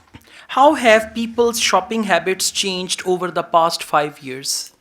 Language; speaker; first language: English; non-native, fluent; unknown